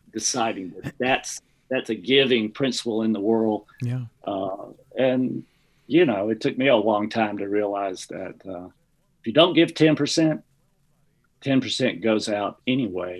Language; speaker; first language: English; native; English